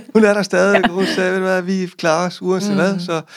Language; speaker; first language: Danish; early bilingual, other home language; Icelandic